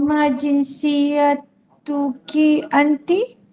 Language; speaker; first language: Arabic; non-native, learner; Malay